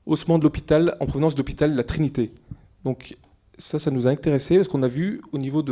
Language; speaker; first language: French; native; French